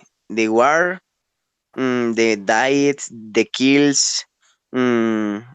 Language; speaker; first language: English; non-native, learner; Spanish